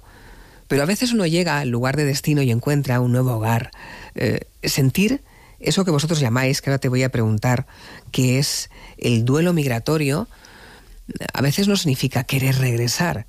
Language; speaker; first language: Spanish; native; Spanish